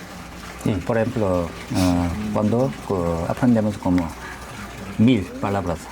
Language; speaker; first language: Spanish; non-native, learner; Korean